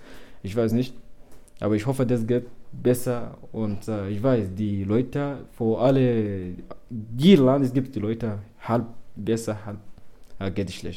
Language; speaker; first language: German; non-native, learner; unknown